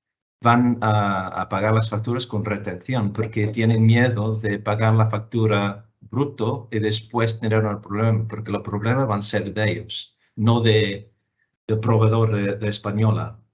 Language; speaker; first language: Spanish; non-native, fluent; English